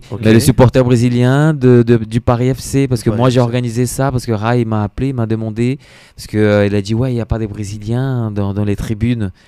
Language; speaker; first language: French; non-native, fluent; Portuguese